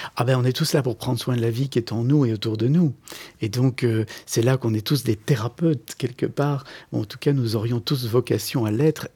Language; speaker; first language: French; native; French